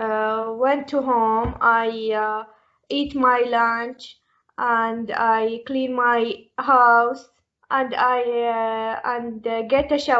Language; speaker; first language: English; non-native, learner; Arabic